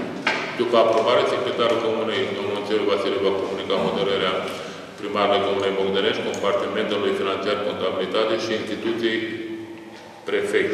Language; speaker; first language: Romanian; native; Romanian